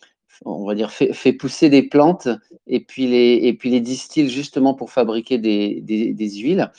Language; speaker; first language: French; native; French